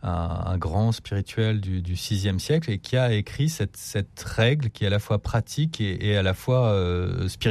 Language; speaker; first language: French; native; French